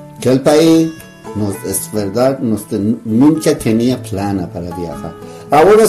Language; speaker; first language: Spanish; non-native, learner; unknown